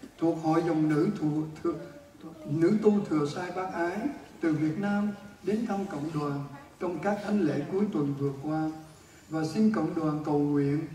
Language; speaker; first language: Vietnamese; native; Vietnamese